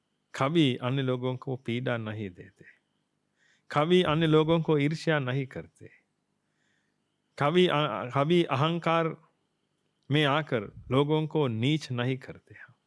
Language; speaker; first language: Hindi; non-native, fluent; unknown